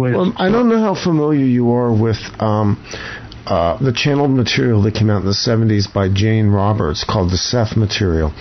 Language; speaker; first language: English; native; English